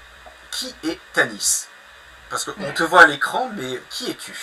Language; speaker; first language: French; native; French